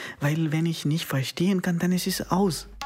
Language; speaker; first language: German; non-native, learner; Konkani